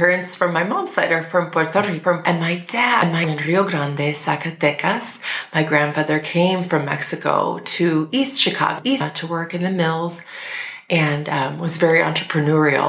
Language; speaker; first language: English; native; English